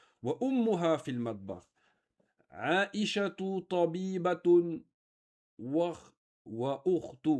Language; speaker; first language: Arabic; non-native, fluent; French